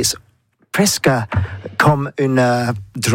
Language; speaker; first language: French; non-native, learner; English